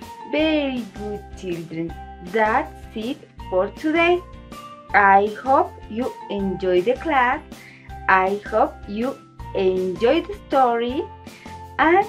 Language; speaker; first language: English; non-native, fluent; Spanish